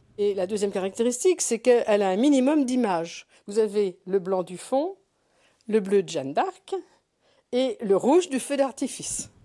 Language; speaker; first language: French; native; French